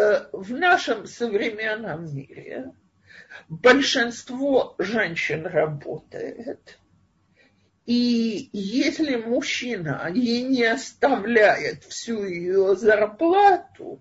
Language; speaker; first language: Russian; native; Russian